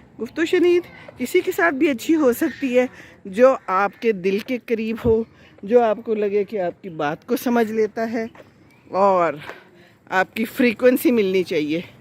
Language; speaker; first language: Urdu; non-native, local second language; Punjabi